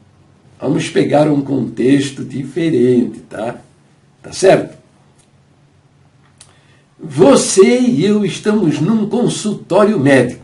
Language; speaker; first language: Portuguese; native; Portuguese